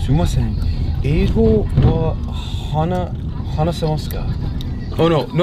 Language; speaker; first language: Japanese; non-native, learner; English